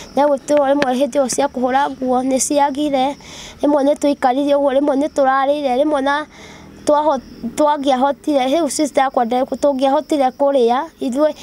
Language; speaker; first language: Kikuyu; native; Kikuyu